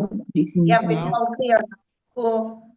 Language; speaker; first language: English; non-native, fluent; Indonesian